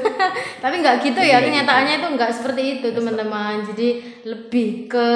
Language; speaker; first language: Indonesian; non-native, local second language; Javanese